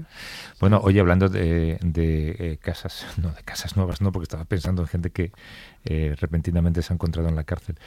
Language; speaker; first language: Spanish; native; Spanish